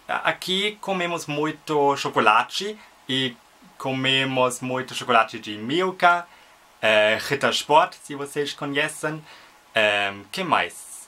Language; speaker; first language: Portuguese; non-native, fluent; German